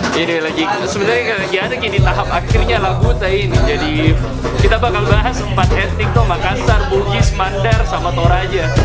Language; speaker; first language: Indonesian; native; Indonesian